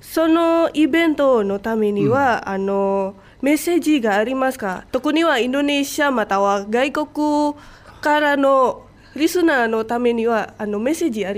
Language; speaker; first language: Japanese; non-native, fluent; Indonesian